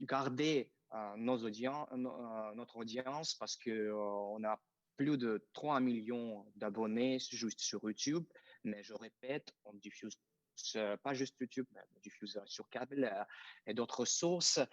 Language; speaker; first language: French; non-native, fluent; Russian